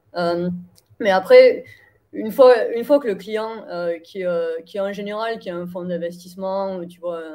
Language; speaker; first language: French; native; French